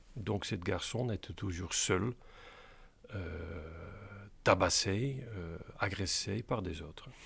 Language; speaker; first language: French; non-native, fluent; Dutch